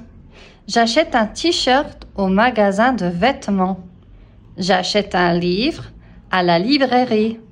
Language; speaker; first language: French; non-native, fluent; English